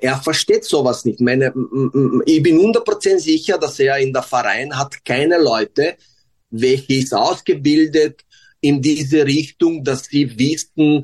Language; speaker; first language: German; non-native, fluent; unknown